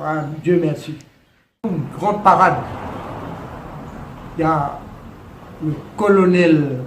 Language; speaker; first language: French; non-native, local second language; Morisyen